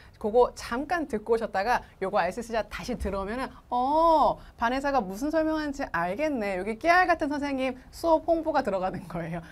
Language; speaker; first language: Korean; native; Korean